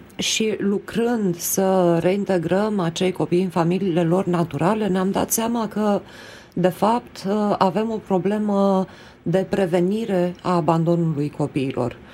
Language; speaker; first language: Romanian; native; Romanian